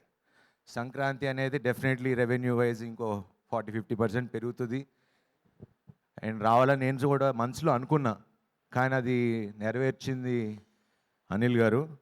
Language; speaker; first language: Telugu; native; Telugu